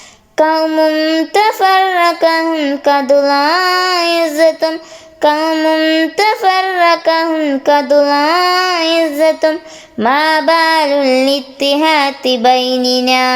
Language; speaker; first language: Arabic; non-native, learner; Malayalam